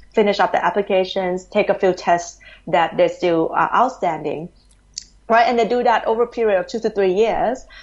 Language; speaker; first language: English; non-native, fluent; Thai